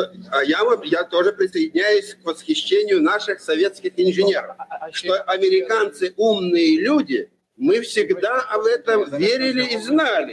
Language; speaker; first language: Russian; native; Russian